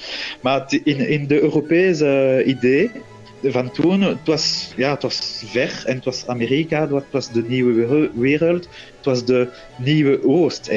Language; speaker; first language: Dutch; non-native, local second language; French